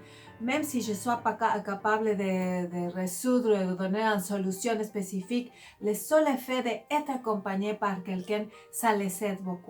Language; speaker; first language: French; non-native, fluent; Spanish